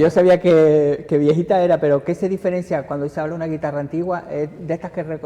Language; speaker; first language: Spanish; native; Spanish